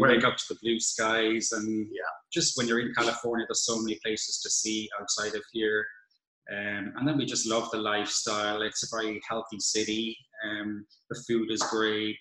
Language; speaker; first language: English; native; English